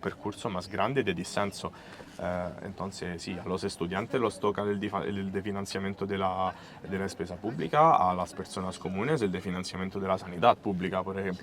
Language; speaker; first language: Spanish; non-native, fluent; Italian